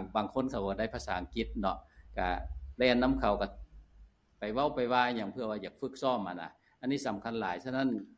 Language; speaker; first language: Lao; native; Lao